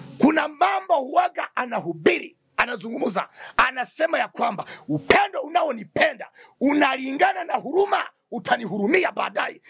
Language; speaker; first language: Swahili; non-native, local second language; Kinyarwanda